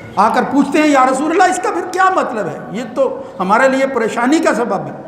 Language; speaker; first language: Urdu; non-native, local second language; Punjabi